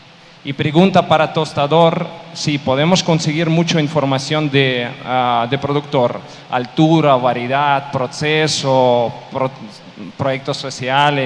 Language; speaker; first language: Spanish; non-native, learner; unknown